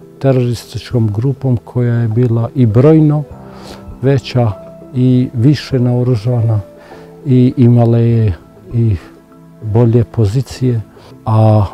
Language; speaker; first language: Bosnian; non-native, local second language; Albanian